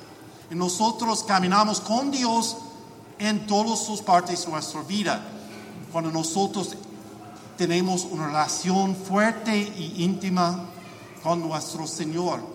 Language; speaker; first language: Spanish; non-native, learner; English